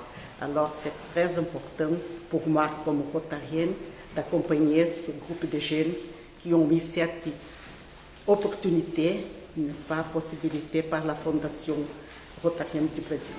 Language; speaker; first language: French; non-native, fluent; Portuguese